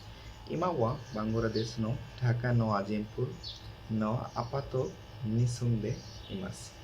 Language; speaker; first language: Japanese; non-native, learner; Bangla